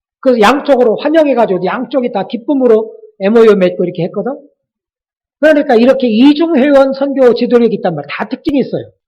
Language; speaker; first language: Korean; native; Korean